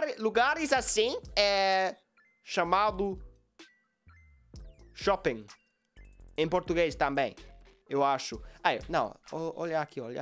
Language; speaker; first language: Portuguese; non-native, learner; English